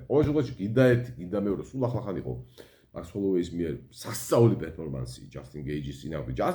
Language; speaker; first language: Georgian; native; Georgian